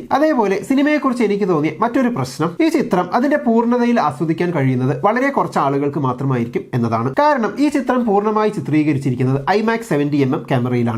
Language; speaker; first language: Malayalam; native; Malayalam